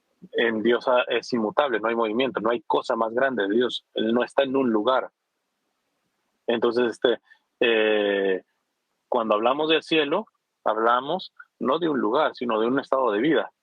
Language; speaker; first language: Spanish; native; Spanish